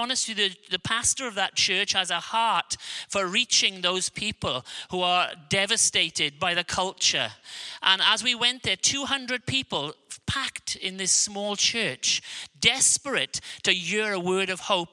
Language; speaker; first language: English; native; English